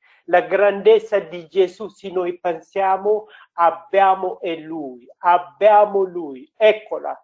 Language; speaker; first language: Italian; non-native, learner; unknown